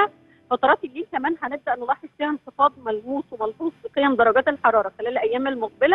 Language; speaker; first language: Arabic; native; Arabic